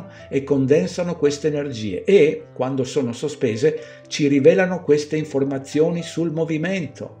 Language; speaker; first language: Italian; native; Italian